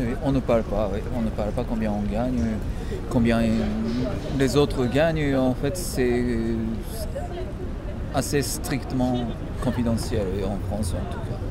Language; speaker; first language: French; non-native, fluent; Japanese